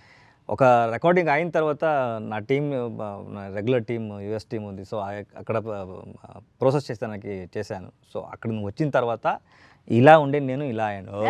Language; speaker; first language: Telugu; non-native, learner; Kannada